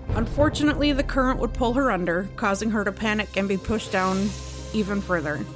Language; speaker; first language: English; native; English